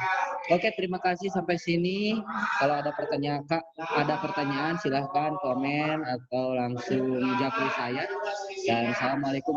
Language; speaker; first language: Indonesian; native; Indonesian